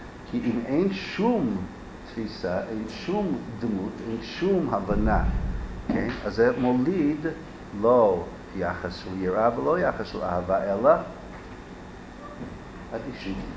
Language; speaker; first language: Hebrew; non-native, fluent; English